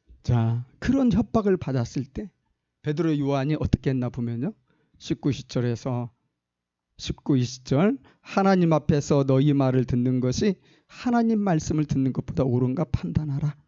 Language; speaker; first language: Korean; native; Korean